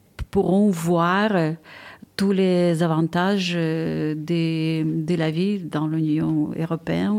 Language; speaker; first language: French; non-native, fluent; Ukrainian